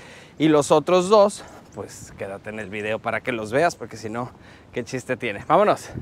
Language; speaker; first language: Spanish; native; Spanish